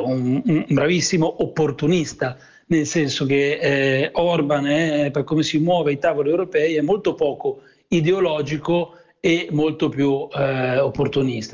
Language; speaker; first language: Italian; native; Italian